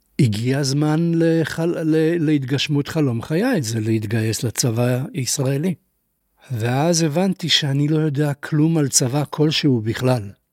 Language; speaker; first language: Hebrew; non-native, fluent; Polish